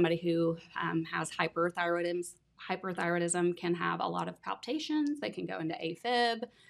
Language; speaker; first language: English; native; English